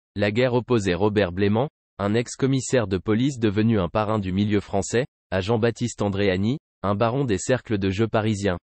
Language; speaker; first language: French; native; French